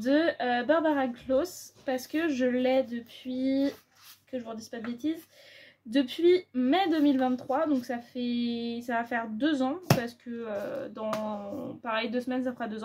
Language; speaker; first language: French; native; French